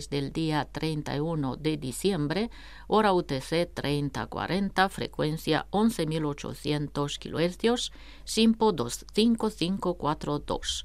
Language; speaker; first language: Spanish; non-native, fluent; Romanian